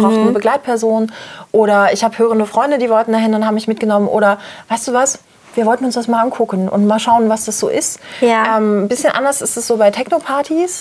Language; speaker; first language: German; native; German